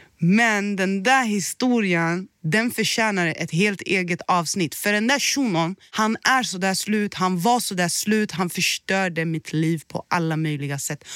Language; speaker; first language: Swedish; early bilingual, other home language; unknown